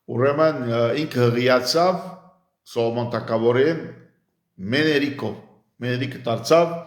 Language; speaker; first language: Armenian; early bilingual, heritage; Armenian